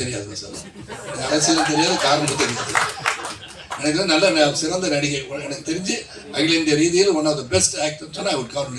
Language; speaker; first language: Tamil; native; Tamil